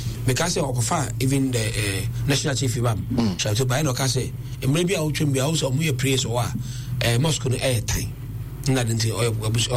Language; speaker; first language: English; non-native, local second language; Akan